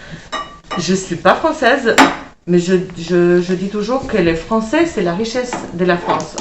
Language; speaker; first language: French; non-native, fluent; Albanian